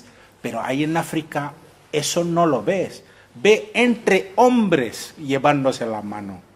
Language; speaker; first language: Spanish; non-native, fluent; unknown